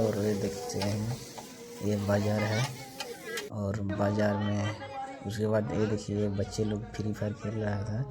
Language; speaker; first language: Hindi; non-native, local second language; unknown